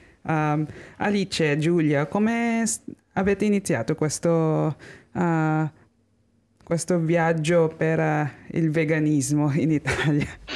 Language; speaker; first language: Italian; non-native, learner; Filipino